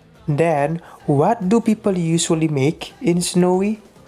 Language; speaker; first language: English; non-native, fluent; Indonesian